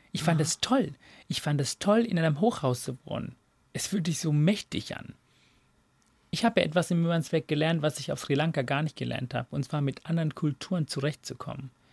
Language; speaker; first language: German; non-native, fluent; Tamil